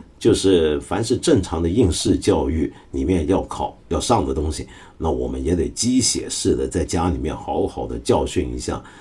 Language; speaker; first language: Chinese; early bilingual, other home language; Cantonese